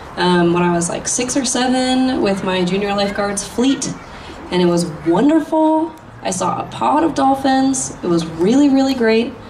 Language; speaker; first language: English; native; English